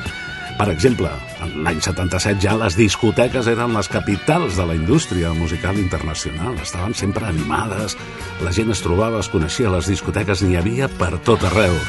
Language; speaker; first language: Catalan; native; Catalan